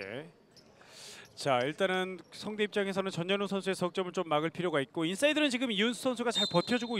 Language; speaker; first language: Korean; native; Korean